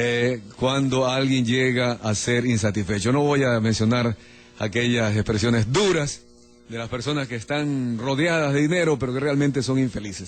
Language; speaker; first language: Spanish; native; Spanish